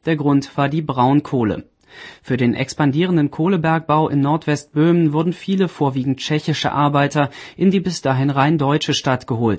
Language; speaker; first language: German; native; German